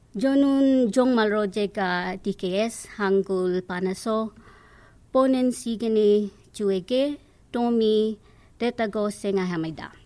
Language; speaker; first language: Korean; non-native, learner; English